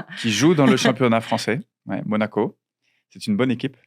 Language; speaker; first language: French; non-native, fluent; Portuguese